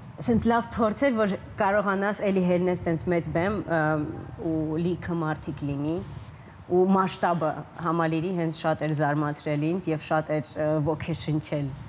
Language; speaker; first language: Armenian; early bilingual, heritage; Armenian